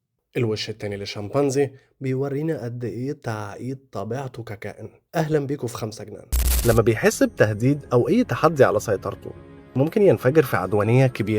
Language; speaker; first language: Arabic; native; Arabic